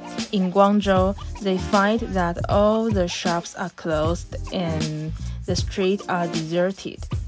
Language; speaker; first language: English; non-native, learner; Chinese